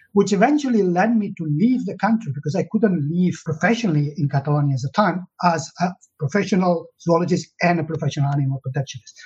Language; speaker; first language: English; non-native, fluent; Spanish